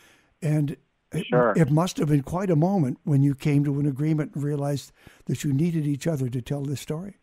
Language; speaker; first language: English; native; English